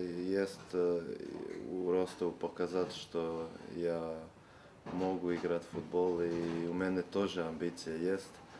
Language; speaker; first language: Russian; non-native, learner; Serbian